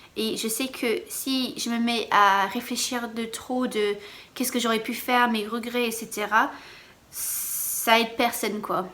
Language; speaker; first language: French; non-native, fluent; English